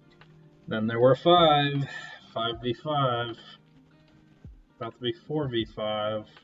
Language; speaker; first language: English; native; English